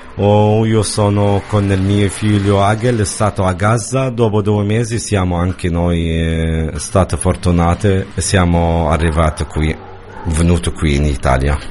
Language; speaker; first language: Italian; non-native, learner; Arabic